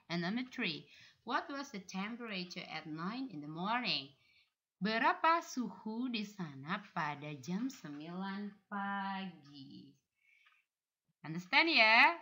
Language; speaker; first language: English; non-native, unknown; Indonesian